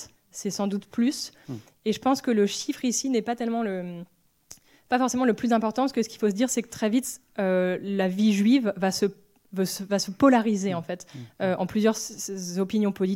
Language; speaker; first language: French; native; French